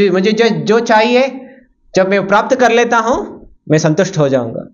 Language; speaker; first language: Hindi; non-native, local second language; Kannada